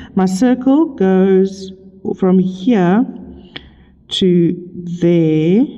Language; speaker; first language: English; non-native, local second language; Afrikaans